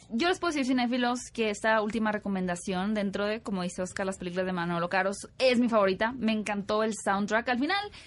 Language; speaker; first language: Spanish; native; Spanish